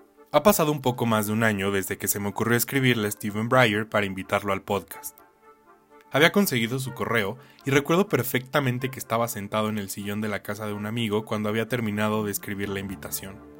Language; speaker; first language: Spanish; native; Spanish